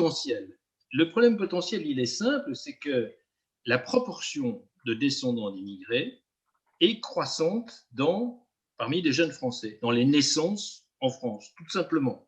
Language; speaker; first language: French; native; French